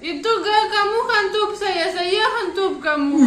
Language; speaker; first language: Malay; non-native, learner; Russian